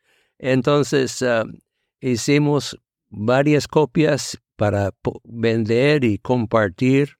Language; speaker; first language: Spanish; non-native, fluent; English